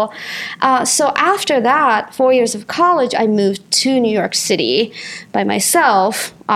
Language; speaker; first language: English; non-native, fluent; Japanese